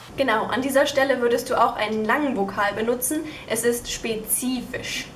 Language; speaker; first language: German; native; German